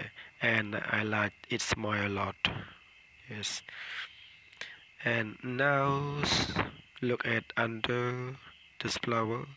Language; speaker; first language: English; non-native, learner; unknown